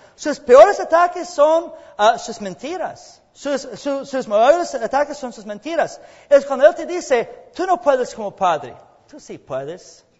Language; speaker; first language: Spanish; non-native, fluent; English